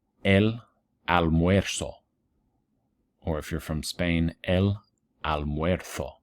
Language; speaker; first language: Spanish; non-native, fluent; English